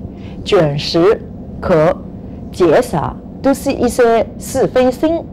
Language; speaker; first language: Chinese; non-native, local second language; Cantonese